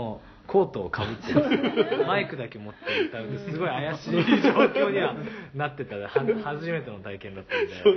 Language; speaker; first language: Japanese; native; Japanese